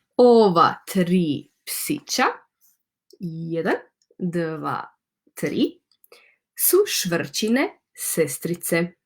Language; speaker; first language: Croatian; native; Croatian